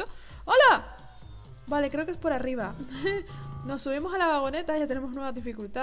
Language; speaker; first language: Spanish; native; Spanish